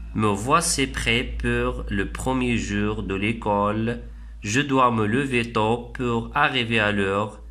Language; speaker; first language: French; non-native, local second language; Arabic